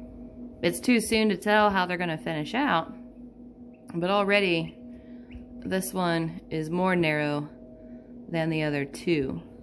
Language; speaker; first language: English; native; English